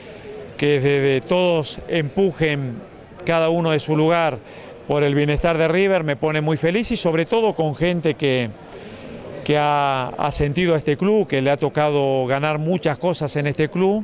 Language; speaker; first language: Spanish; native; Spanish